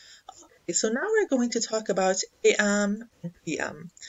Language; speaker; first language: English; non-native, fluent; Arabic